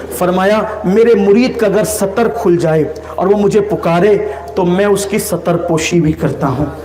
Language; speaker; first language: Urdu; native; Urdu